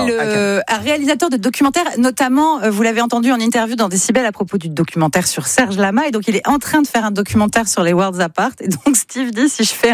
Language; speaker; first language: French; native; French